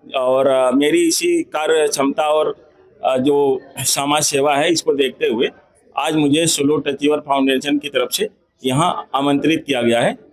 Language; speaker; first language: Hindi; native; Hindi